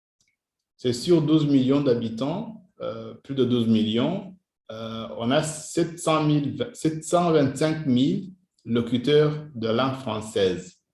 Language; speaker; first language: French; non-native, local second language; Kinyarwanda